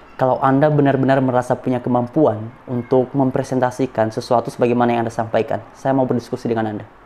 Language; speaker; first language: Indonesian; non-native, local second language; Nias